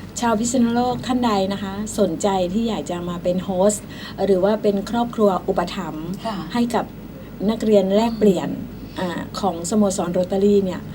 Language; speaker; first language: Thai; native; Thai